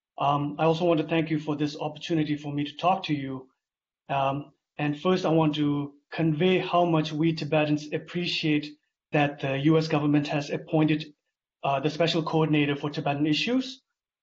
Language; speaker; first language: English; non-native, local second language; Tibetan